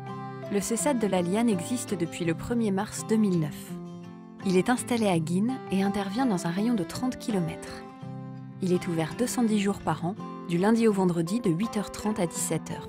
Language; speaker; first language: French; native; French